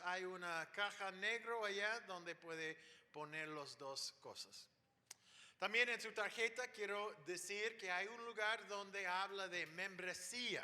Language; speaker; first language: Spanish; non-native, fluent; English